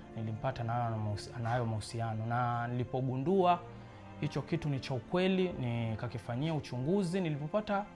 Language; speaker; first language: Swahili; native; Swahili